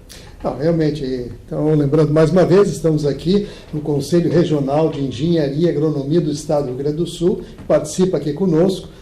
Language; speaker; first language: Portuguese; native; Portuguese